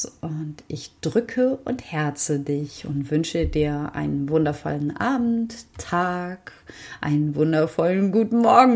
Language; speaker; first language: German; native; German